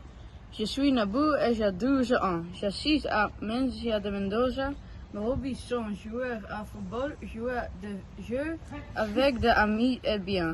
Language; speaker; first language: French; non-native, learner; Dutch